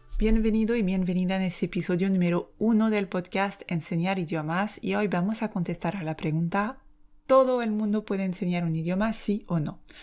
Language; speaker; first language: Spanish; non-native, fluent; French